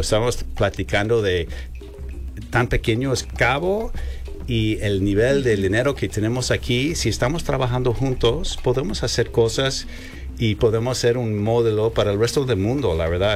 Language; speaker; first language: Spanish; non-native, fluent; English